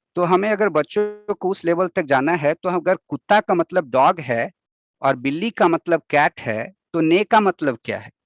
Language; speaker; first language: Hindi; native; Hindi